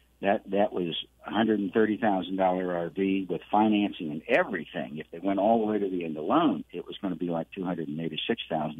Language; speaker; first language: English; native; English